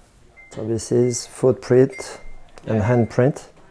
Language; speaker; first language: English; non-native, fluent; French